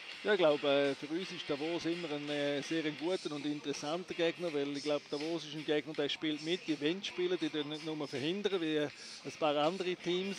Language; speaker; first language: German; native; German